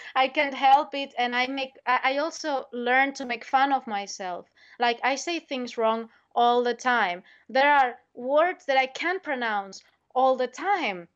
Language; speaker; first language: English; non-native, fluent; Spanish